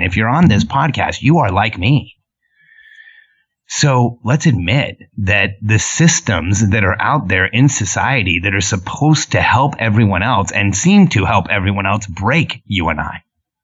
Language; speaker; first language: English; early bilingual, other home language; Spanish